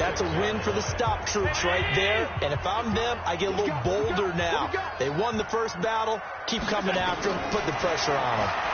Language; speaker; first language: English; native; English